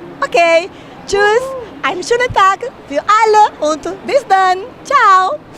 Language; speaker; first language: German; non-native, learner; Portuguese